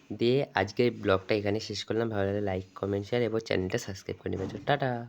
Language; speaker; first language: Bangla; non-native, local second language; Bhojpuri